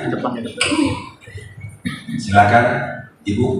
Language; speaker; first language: Indonesian; native; Indonesian